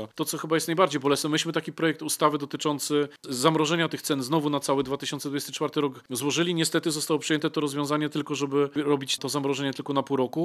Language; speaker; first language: Polish; native; Polish